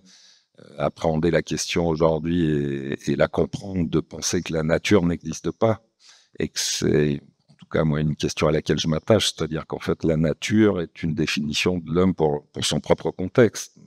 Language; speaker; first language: French; native; French